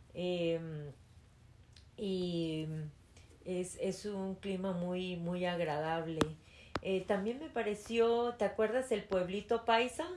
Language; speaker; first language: Spanish; early bilingual, heritage; Spanish